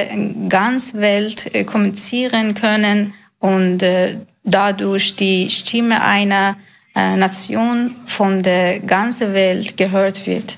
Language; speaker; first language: German; non-native, learner; Persian